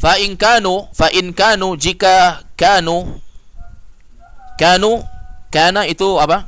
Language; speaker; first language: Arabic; non-native, fluent; Indonesian